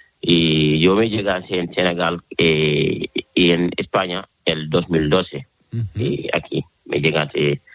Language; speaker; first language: Spanish; non-native, learner; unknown